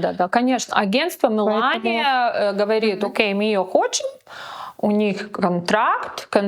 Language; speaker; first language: Russian; non-native, local second language; Latvian